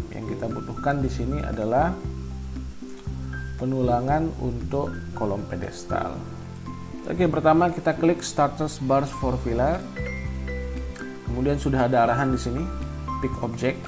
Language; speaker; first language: Indonesian; native; Indonesian